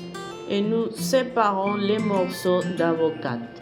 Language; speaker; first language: French; non-native, fluent; Spanish